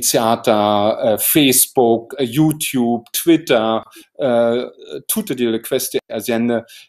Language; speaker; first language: Italian; non-native, learner; German